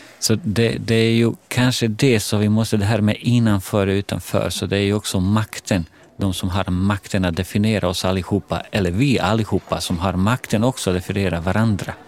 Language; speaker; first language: Swedish; non-native, fluent; Bosnian